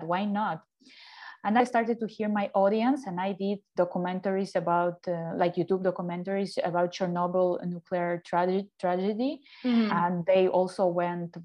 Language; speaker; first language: English; non-native, fluent; Ukrainian